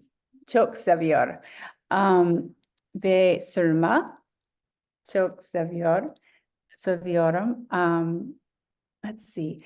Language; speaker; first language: Turkish; non-native, learner; English